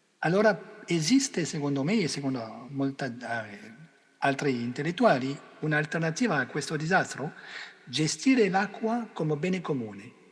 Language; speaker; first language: Italian; non-native, fluent; French